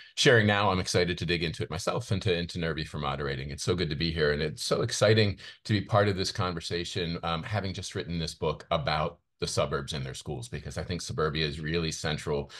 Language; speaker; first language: English; native; English